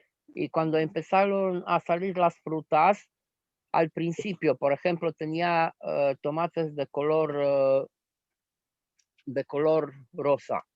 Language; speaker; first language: Spanish; non-native, fluent; Romanian